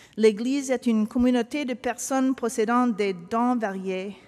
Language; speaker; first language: French; non-native, learner; English